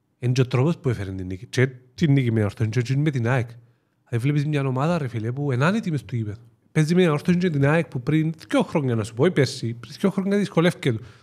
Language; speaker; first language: Greek; native; Greek